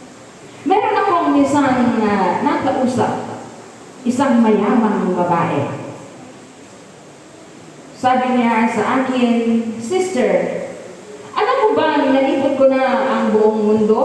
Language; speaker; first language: Filipino; native; Filipino